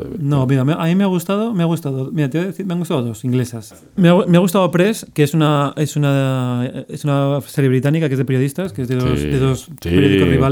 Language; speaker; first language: Spanish; native; Spanish